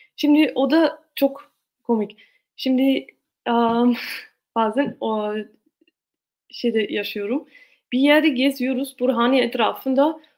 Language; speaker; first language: Turkish; non-native, fluent; German